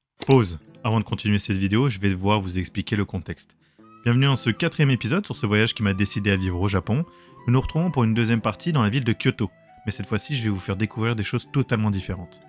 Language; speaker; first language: French; native; French